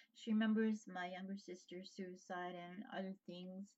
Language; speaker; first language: English; native; English